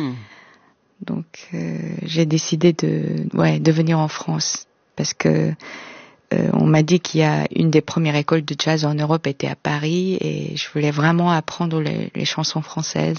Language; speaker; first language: French; non-native, fluent; Korean